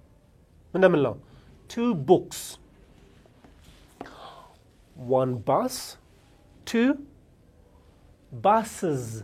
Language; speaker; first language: English; non-native, fluent; Amharic